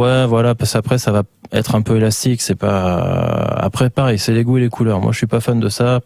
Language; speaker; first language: French; native; French